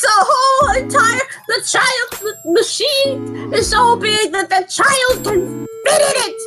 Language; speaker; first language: English; native; English